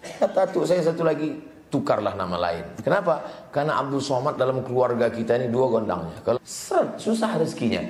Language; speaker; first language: Indonesian; native; Indonesian